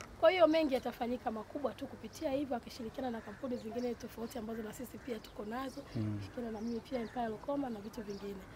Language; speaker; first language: Swahili; native; Swahili